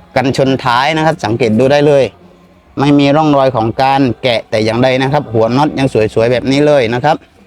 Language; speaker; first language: Thai; native; Thai